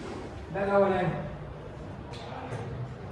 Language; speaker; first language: Arabic; native; Arabic